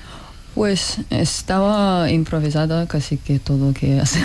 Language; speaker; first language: Spanish; non-native, learner; Russian